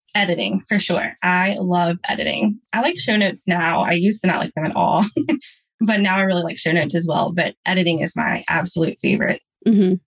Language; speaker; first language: English; native; English